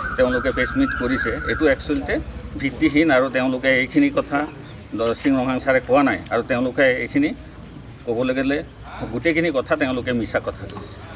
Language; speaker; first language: Assamese; non-native, local second language; Bangla